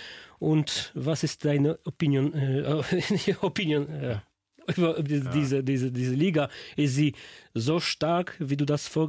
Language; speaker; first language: German; non-native, learner; Polish